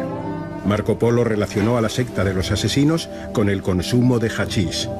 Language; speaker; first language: Spanish; native; Spanish